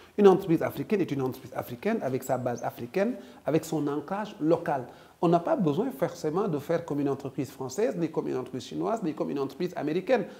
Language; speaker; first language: French; non-native, local second language; Wolof